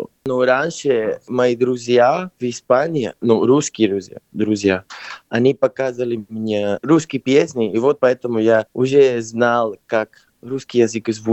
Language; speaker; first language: Russian; non-native, fluent; Spanish